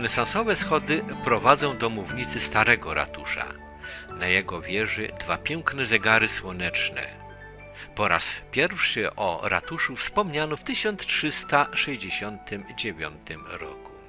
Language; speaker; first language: Polish; native; Polish